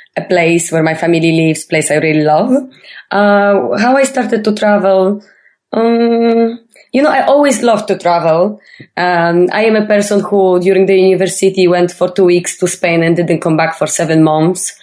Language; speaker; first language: English; non-native, fluent; Polish